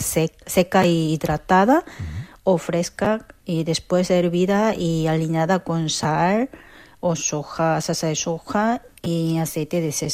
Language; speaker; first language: Spanish; non-native, fluent; Korean